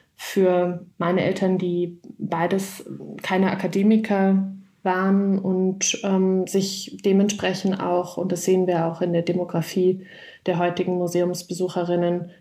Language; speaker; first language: German; native; German